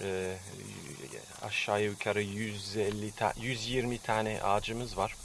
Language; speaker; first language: Turkish; non-native, fluent; French